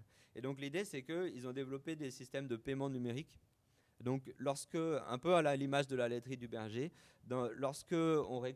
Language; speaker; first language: French; native; French